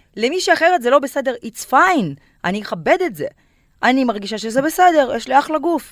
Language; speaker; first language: Hebrew; non-native, fluent; Russian